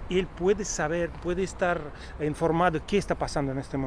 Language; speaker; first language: Spanish; non-native, fluent; Russian